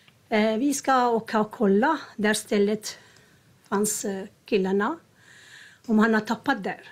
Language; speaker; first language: Swedish; non-native, learner; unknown